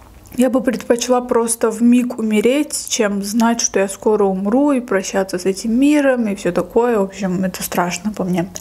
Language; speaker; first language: Russian; native; Russian